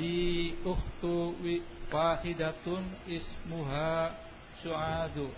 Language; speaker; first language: Arabic; non-native, learner; Indonesian